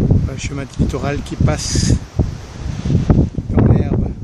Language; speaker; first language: French; native; French